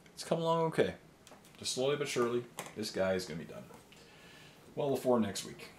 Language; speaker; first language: English; native; English